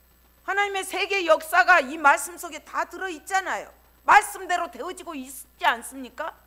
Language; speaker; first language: Korean; native; Korean